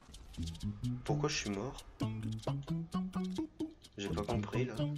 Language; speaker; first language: French; native; French